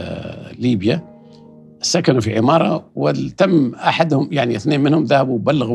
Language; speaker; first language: Arabic; native; Arabic